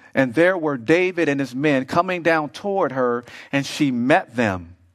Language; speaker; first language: English; native; English